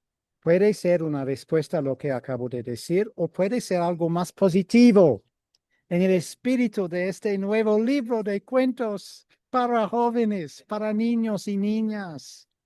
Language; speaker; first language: Spanish; non-native, fluent; English